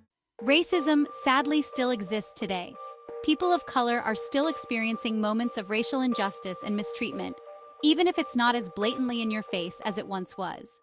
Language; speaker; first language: English; native; English